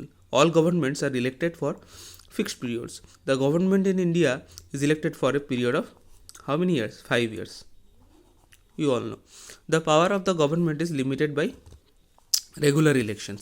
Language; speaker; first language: English; non-native, local second language; Hindi